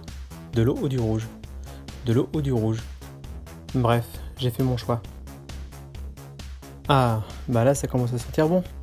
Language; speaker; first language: French; native; French